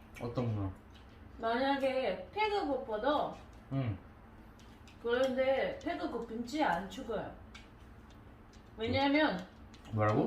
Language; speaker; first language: Korean; non-native, learner; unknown